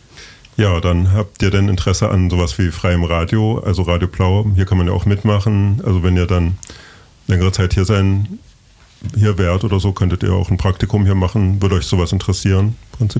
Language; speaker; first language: German; native; German